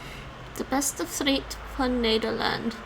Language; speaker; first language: Dutch; non-native, learner; English